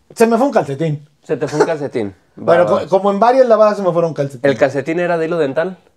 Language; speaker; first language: Spanish; native; Spanish